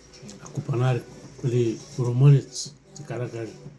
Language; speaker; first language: Bulgarian; non-native, local second language; Romanian